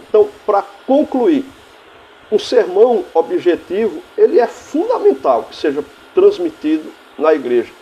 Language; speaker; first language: Portuguese; native; Portuguese